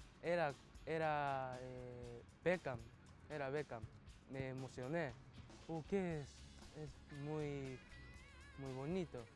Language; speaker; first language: Spanish; non-native, fluent; Japanese